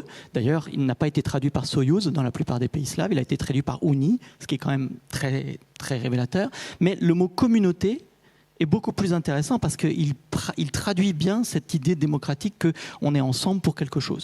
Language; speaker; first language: French; native; French